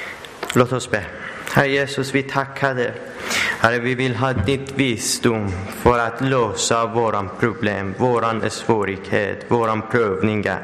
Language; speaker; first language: Swedish; non-native, learner; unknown